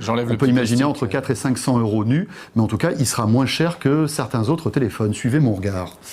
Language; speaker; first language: French; native; French